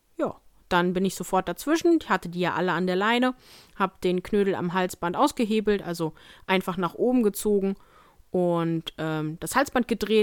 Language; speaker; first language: German; native; German